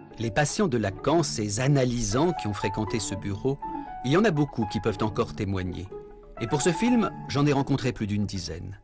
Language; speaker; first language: French; native; French